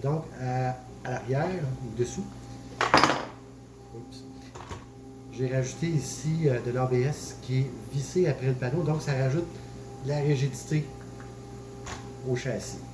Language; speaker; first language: French; native; French